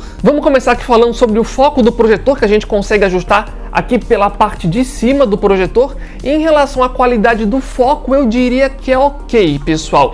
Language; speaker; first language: Portuguese; native; Portuguese